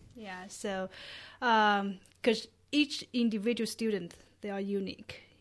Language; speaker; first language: English; non-native, fluent; Chinese